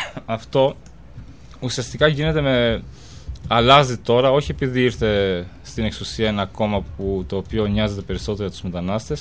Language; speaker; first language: Greek; non-native, fluent; Albanian